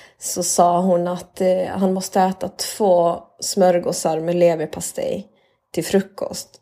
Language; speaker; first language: Swedish; early bilingual, other home language; Spanish